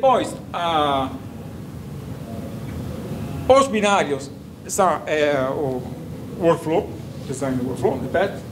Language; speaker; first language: Portuguese; non-native, fluent; Italian